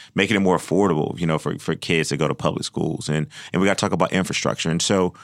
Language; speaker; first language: English; native; English